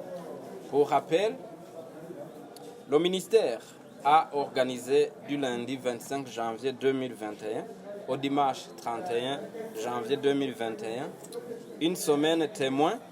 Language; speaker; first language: French; non-native, local second language; Rundi